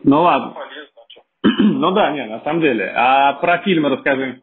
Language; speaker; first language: Russian; native; Russian